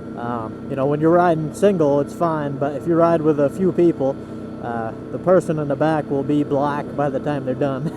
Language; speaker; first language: English; native; English